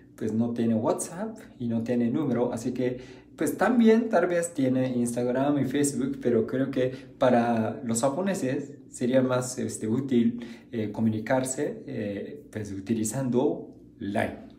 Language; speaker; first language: Spanish; non-native, fluent; Japanese